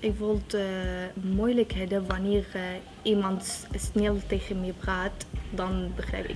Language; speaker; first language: Dutch; non-native, learner; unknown